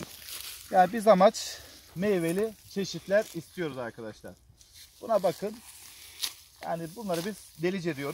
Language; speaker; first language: Turkish; native; Turkish